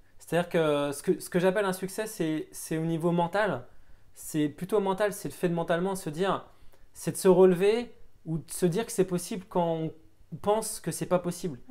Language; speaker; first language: French; native; French